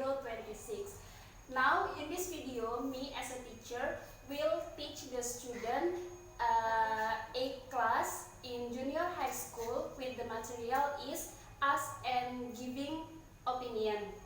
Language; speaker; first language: English; non-native, learner; Indonesian